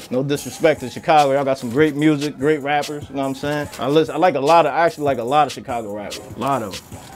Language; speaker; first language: English; native; English